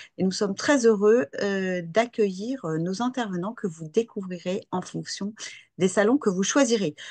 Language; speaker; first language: French; native; French